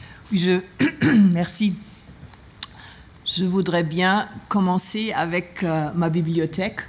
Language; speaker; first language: French; non-native, learner; German